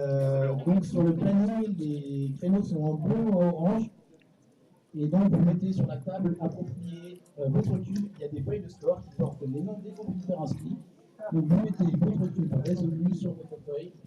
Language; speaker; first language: French; native; French